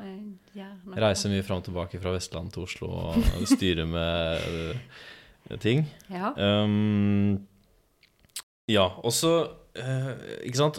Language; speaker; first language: Norwegian; native; Norwegian